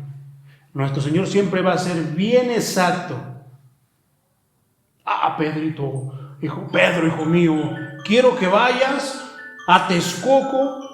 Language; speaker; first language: Spanish; native; Spanish